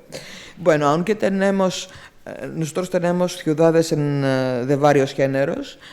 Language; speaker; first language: Spanish; non-native, fluent; Greek